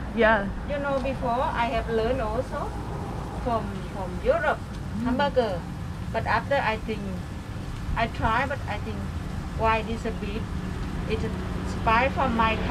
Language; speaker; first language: English; non-native, learner; Vietnamese